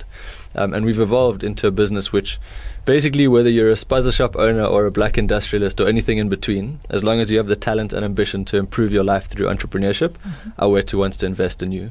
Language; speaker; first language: English; native; English